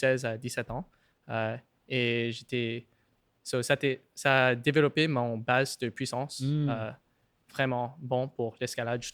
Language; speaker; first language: French; non-native, local second language; English